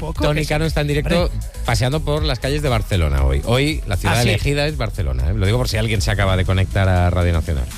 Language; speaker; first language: Spanish; native; Spanish